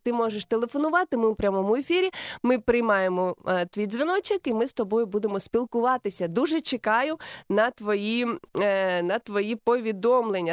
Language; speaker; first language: Ukrainian; native; Ukrainian